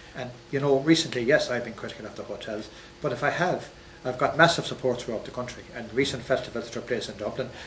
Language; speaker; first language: English; native; English